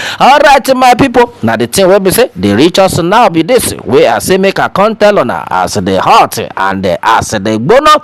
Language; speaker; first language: Nigerian Pidgin; non-native, local second language; Yoruba